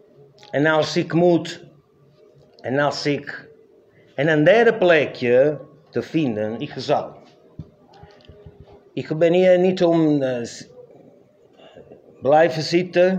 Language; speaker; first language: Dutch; non-native, learner; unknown